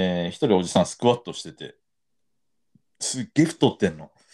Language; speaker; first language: Japanese; native; Japanese